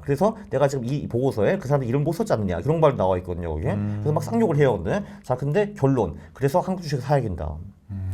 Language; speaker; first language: Korean; native; Korean